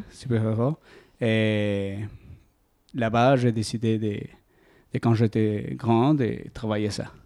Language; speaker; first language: French; non-native, learner; Spanish